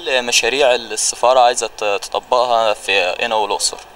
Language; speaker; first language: Arabic; native; Arabic